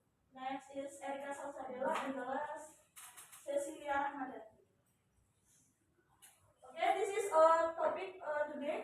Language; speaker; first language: English; non-native, learner; Indonesian